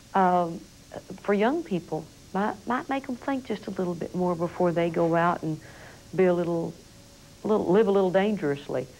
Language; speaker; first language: English; native; English